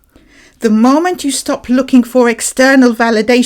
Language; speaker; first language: English; native; English